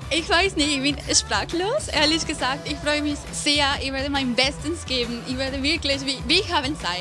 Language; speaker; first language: German; non-native, fluent; Spanish